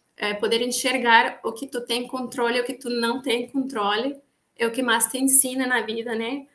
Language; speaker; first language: Portuguese; non-native, fluent; Spanish